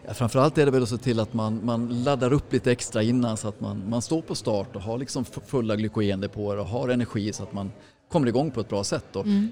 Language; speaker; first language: Swedish; native; Swedish